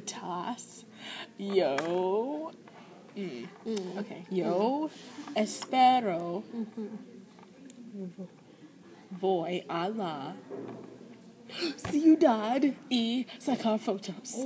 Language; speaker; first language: Spanish; non-native, learner; English